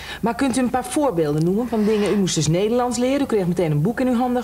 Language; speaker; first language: Dutch; native; Dutch